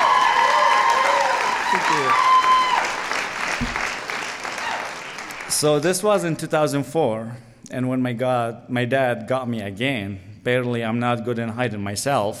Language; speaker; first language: English; non-native, learner; Arabic